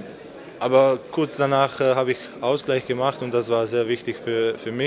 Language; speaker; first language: German; non-native, learner; Slovak